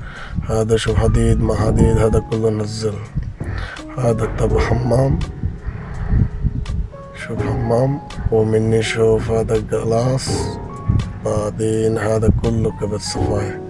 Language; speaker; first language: Arabic; non-native, learner; Bangla